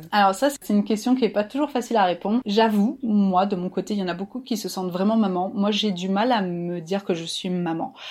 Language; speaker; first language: French; native; French